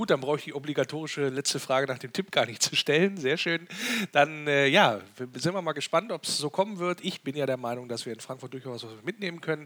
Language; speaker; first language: German; native; German